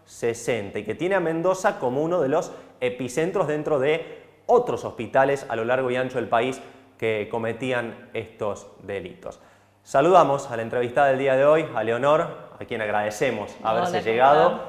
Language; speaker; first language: Spanish; native; Spanish